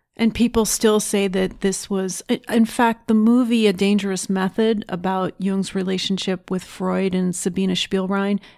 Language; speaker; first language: English; native; English